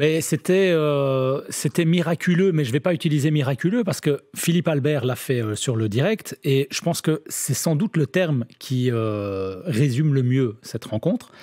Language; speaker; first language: French; native; French